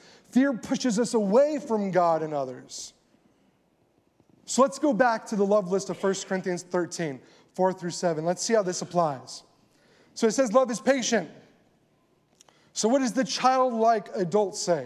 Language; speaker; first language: English; native; English